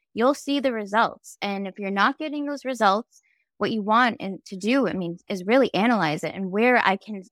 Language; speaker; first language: English; native; English